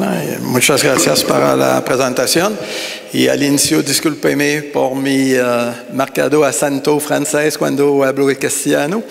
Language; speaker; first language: Spanish; non-native, learner; French